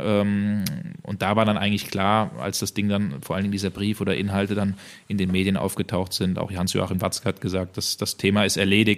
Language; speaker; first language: German; native; German